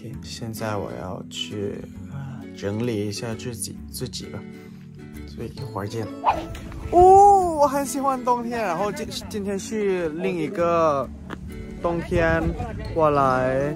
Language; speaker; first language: Chinese; non-native, fluent; Thai